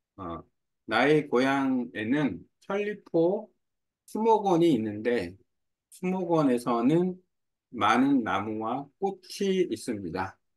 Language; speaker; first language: Korean; native; Korean